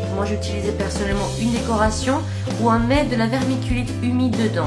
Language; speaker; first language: French; non-native, fluent; Spanish